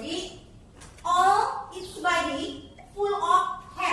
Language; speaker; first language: English; non-native, learner; Indonesian